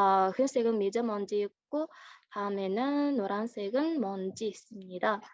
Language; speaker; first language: Korean; non-native, learner; Mongolian